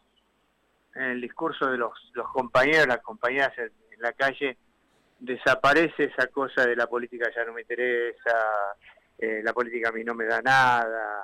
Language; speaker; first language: Spanish; native; Spanish